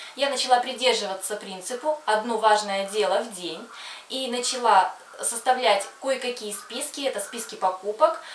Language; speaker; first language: Russian; native; Russian